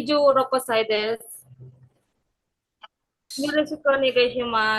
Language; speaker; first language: Japanese; non-native, learner; Filipino